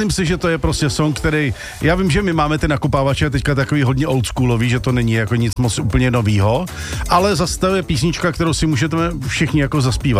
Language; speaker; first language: Czech; native; Czech